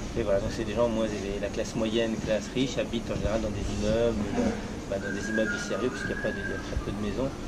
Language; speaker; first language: French; early bilingual, heritage; French